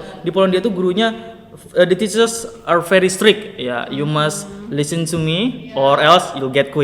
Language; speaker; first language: English; non-native, learner; Indonesian